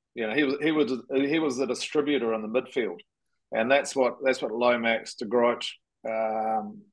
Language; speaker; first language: English; native; English